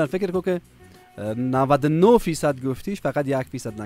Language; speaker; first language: Persian; native; Persian